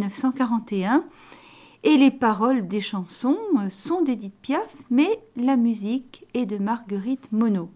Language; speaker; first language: French; native; French